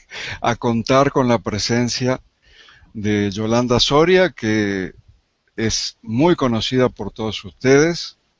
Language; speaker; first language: Spanish; native; Spanish